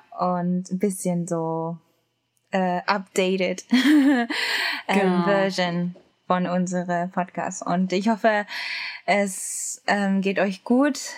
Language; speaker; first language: German; non-native, learner; Japanese